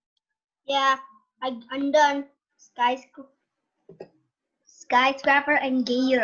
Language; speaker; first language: English; non-native, learner; Indonesian